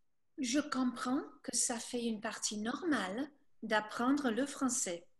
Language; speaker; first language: French; non-native, fluent; English